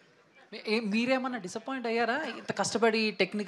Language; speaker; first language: Telugu; native; Telugu